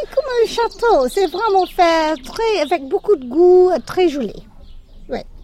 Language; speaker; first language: French; non-native, learner; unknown